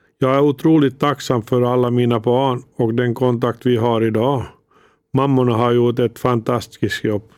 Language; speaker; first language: Swedish; non-native, fluent; Finnish